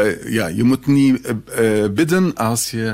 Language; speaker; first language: Dutch; non-native, fluent; Arabic